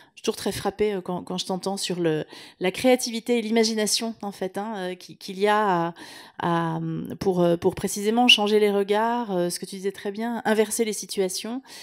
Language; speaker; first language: French; native; French